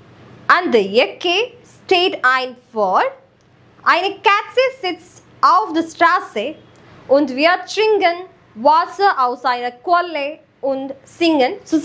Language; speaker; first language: German; non-native, fluent; Malayalam